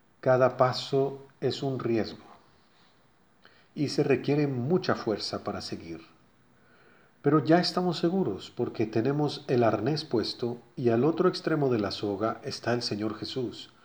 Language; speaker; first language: Spanish; native; Spanish